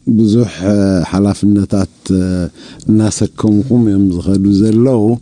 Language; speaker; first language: Tigrinya; native; Tigrinya